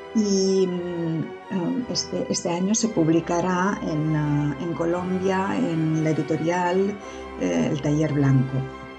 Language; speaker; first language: Spanish; non-native, fluent; Romanian